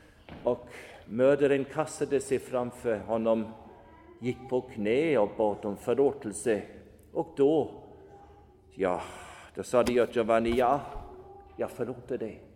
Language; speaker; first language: Swedish; non-native, fluent; German